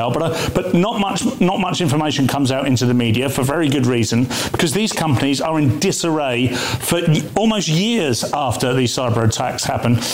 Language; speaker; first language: English; native; English